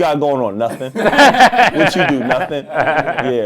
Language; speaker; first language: English; native; English